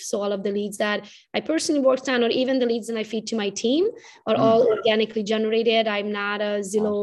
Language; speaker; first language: English; non-native, fluent; Romanian